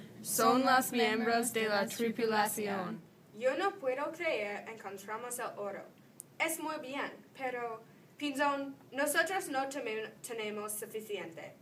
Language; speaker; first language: Spanish; non-native, learner; English